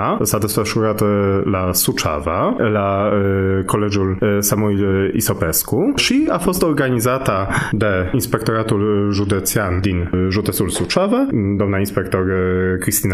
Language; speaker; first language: Romanian; non-native, fluent; Polish